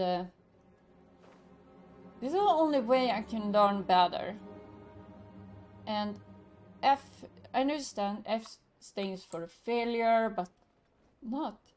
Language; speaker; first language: English; non-native, learner; Swedish